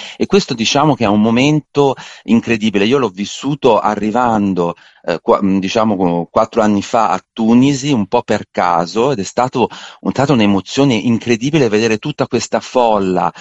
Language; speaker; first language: Italian; native; Italian